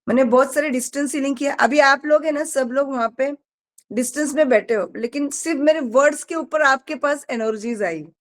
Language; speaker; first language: Hindi; non-native, local second language; Marathi